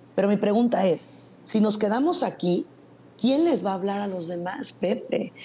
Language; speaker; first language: Spanish; native; Spanish